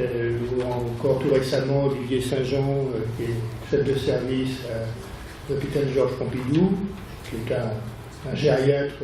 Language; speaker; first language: French; native; French